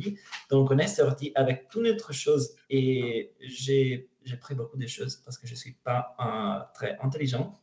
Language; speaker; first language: French; non-native, learner; Italian